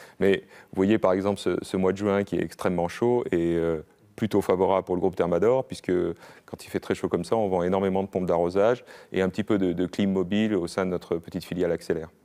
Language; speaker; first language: French; native; French